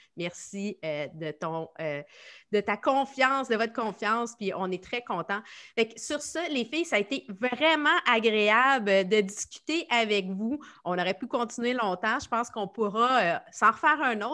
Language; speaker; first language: French; native; French